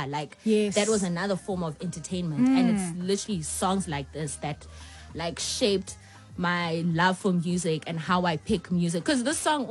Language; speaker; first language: English; non-native, local second language; Xhosa